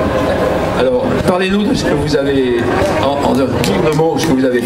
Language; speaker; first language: French; native; French